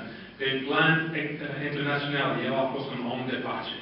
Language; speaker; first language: Romanian; non-native, fluent; English